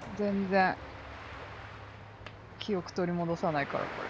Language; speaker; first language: Japanese; native; Japanese